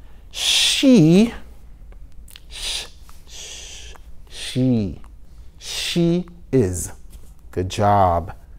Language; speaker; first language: English; non-native, fluent; Haitian Creole